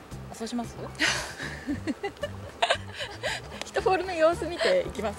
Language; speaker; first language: Japanese; native; Japanese